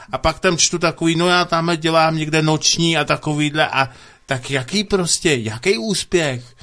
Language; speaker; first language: Czech; native; Czech